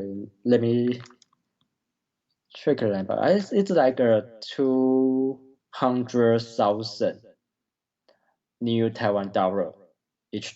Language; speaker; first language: English; non-native, learner; Chinese